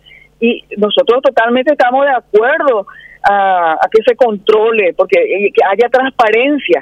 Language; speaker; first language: Spanish; native; Spanish